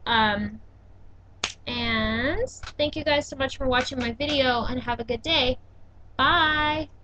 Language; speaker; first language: English; native; English